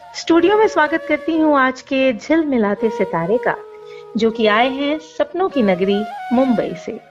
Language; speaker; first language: Hindi; native; Hindi